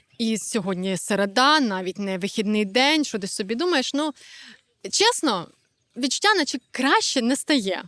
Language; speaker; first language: Ukrainian; native; Ukrainian